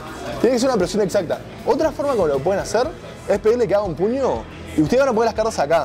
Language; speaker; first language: Spanish; native; Spanish